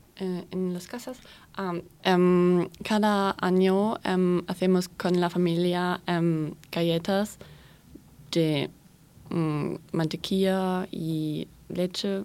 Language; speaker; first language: Spanish; non-native, learner; German